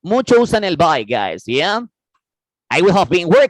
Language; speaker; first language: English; non-native, fluent; Spanish